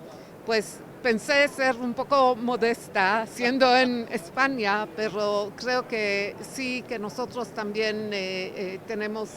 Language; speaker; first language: Spanish; non-native, fluent; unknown